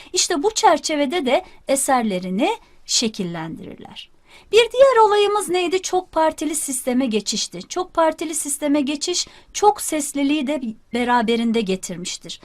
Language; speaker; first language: Turkish; native; Turkish